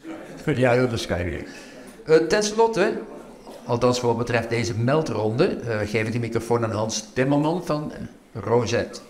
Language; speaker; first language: Dutch; native; Dutch